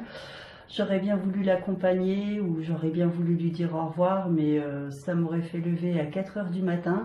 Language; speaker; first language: French; native; French